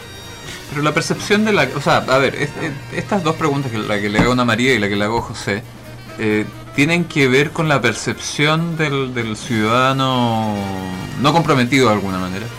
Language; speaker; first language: Spanish; native; Spanish